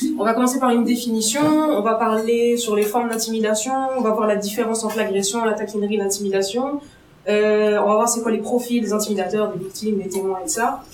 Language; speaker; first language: French; non-native, local second language; Arabic